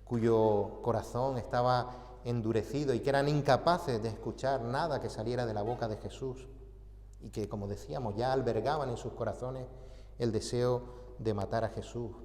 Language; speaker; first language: Spanish; native; Spanish